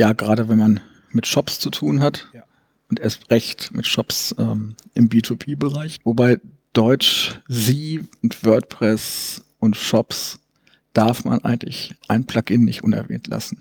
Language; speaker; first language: German; native; German